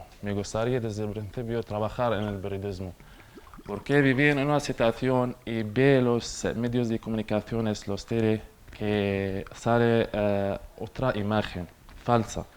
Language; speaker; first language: Spanish; non-native, learner; Arabic